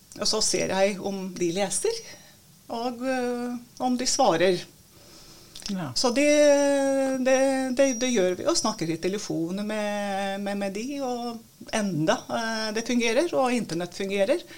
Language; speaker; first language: Norwegian; non-native, fluent; Latvian